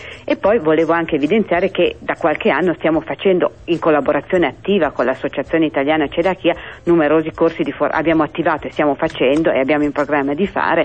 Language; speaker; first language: Italian; native; Italian